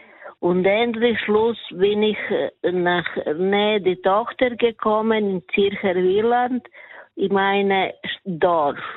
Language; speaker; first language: German; non-native, learner; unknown